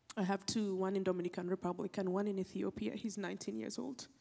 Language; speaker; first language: English; non-native, local second language; Acoli